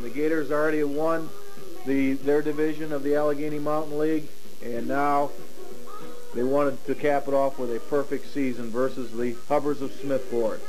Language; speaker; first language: English; native; English